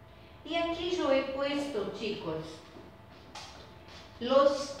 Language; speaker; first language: Spanish; non-native, fluent; Portuguese